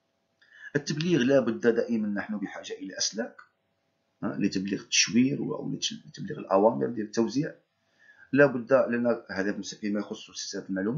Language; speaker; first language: Arabic; native; Arabic